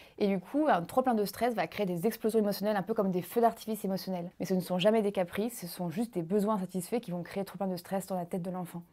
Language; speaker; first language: French; native; French